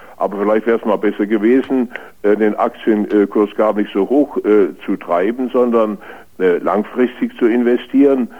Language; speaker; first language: German; native; German